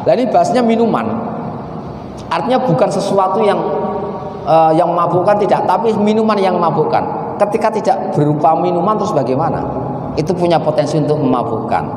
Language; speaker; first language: Indonesian; native; Indonesian